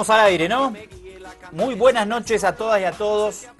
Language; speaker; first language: Spanish; native; Spanish